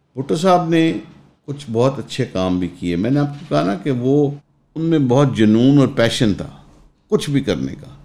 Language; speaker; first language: Urdu; non-native, local second language; Punjabi